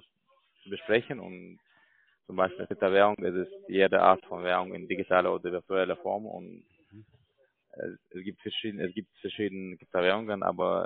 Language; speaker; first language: German; non-native, learner; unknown